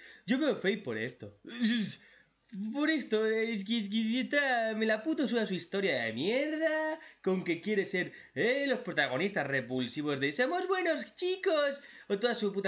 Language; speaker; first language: Spanish; native; Spanish